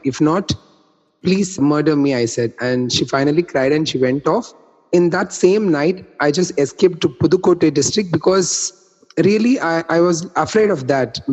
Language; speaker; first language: English; non-native, local second language; Tamil